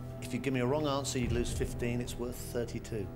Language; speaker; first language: English; native; English